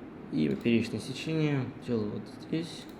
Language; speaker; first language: Russian; native; Russian